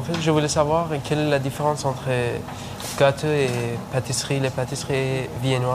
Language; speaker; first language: French; non-native, learner; Persian